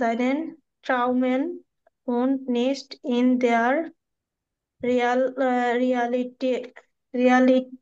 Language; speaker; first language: German; non-native, learner; Bangla